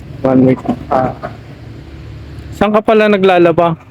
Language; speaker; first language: Filipino; native; Filipino